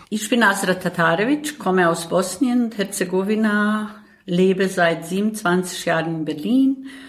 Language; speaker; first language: German; non-native, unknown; Bosnian